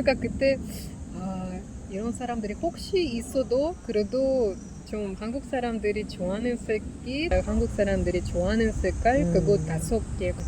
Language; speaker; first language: Korean; non-native, learner; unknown